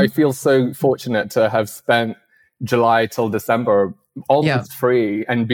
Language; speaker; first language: English; non-native, local second language; Cantonese